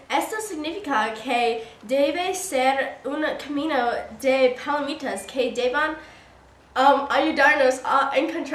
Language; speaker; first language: Spanish; non-native, learner; English